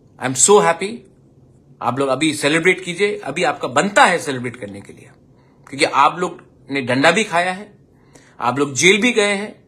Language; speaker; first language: Hindi; non-native, local second language; Kok Borok